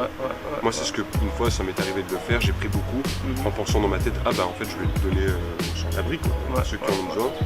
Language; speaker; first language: French; native; French